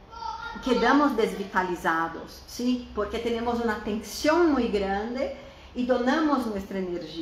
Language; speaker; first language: Spanish; non-native, fluent; Portuguese